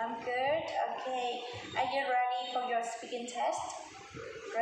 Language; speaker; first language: English; non-native, fluent; Vietnamese